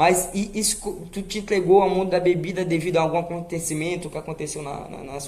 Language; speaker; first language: Portuguese; native; Portuguese